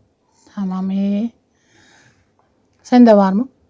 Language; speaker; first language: Turkish; non-native, learner; Mongolian